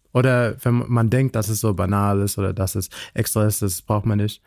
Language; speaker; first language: German; non-native, fluent; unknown